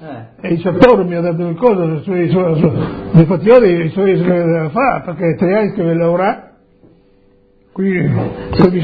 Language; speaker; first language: Italian; non-native, local second language; Friulian